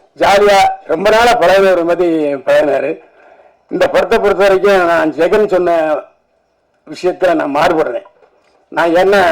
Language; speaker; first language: Tamil; native; Tamil